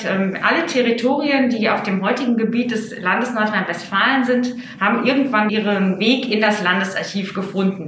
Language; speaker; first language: German; native; German